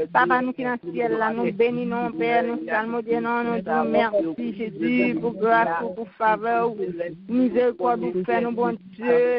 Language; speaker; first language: French; non-native, local second language; Haitian Creole